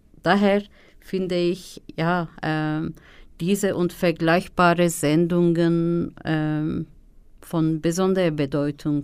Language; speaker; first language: German; non-native, fluent; Turkish